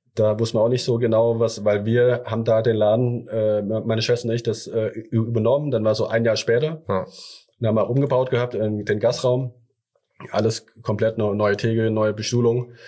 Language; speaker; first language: German; early bilingual, other home language; Thai